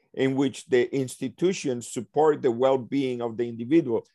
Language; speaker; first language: English; early bilingual, other home language; Spanish